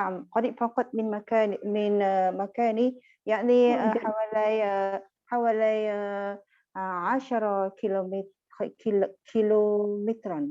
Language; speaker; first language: Arabic; non-native, learner; Malay